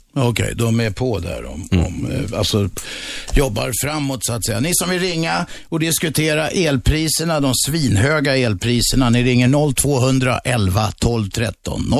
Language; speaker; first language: Swedish; native; Swedish